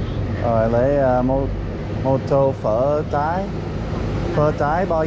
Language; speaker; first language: Vietnamese; non-native, learner; English